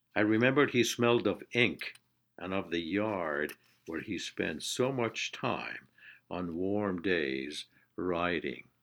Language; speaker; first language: English; non-native, fluent; Persian